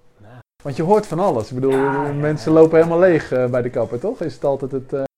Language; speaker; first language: Dutch; native; Dutch